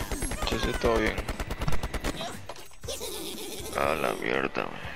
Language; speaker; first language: Spanish; native; Spanish